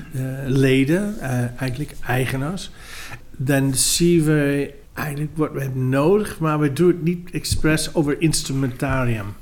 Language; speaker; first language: Dutch; non-native, fluent; English